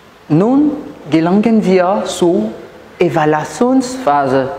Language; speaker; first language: German; non-native, learner; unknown